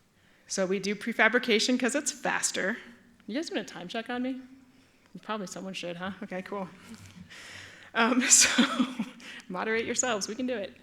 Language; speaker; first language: English; native; English